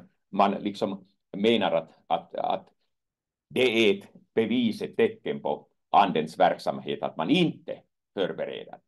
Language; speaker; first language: Swedish; non-native, fluent; Finnish